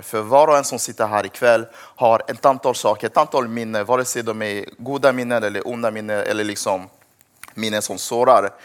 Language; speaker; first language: Swedish; early bilingual, other home language; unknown